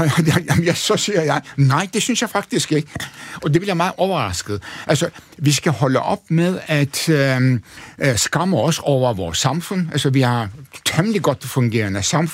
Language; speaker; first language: Danish; non-native, fluent; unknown